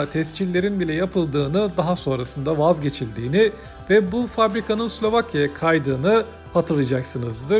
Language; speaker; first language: Turkish; native; Turkish